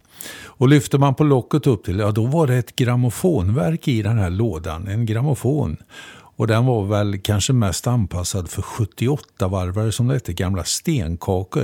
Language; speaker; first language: Swedish; native; Swedish